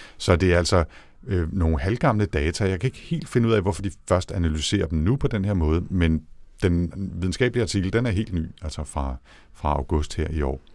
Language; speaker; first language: Danish; native; Danish